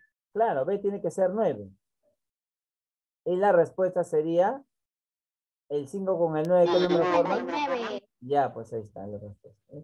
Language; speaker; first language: Spanish; native; Spanish